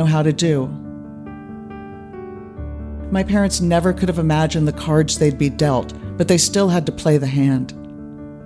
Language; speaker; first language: English; native; English